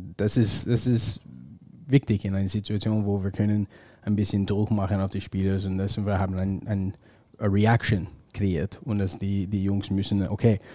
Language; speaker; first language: German; non-native, fluent; English